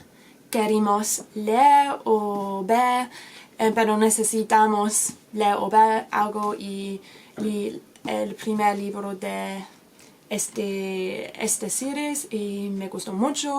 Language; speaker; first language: Spanish; non-native, learner; English